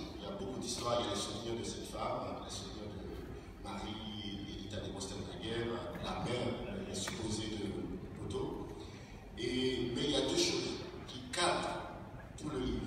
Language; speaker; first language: French; non-native, local second language; Haitian Creole